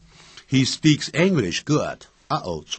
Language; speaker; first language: English; non-native, fluent; Chinese